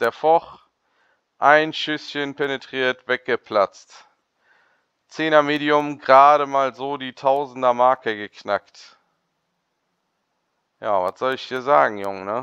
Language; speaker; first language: German; native; German